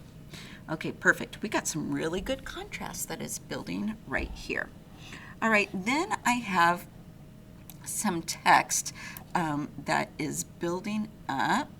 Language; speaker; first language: English; native; English